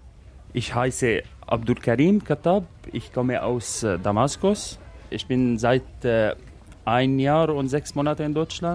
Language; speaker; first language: German; non-native, learner; Arabic